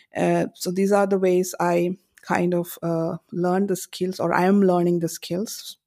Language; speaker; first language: English; non-native, local second language; Malayalam